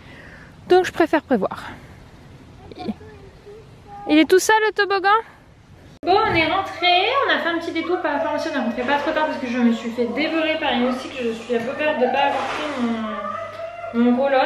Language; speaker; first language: French; native; French